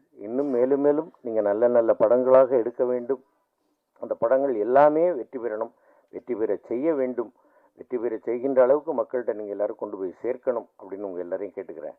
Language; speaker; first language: Tamil; native; Tamil